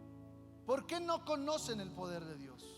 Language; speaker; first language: Spanish; native; Spanish